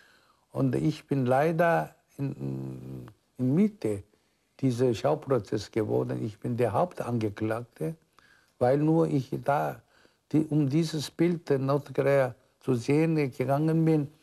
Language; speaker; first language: German; non-native, fluent; Korean